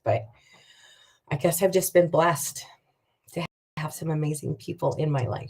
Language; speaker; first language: English; native; English